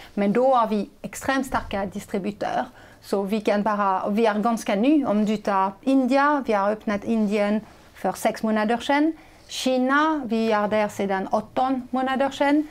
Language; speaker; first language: Swedish; non-native, fluent; French